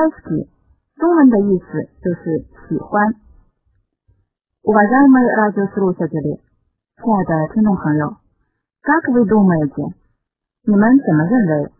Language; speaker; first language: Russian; non-native, fluent; Chinese